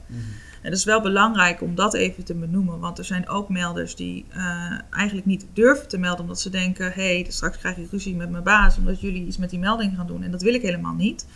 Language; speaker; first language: Dutch; native; Dutch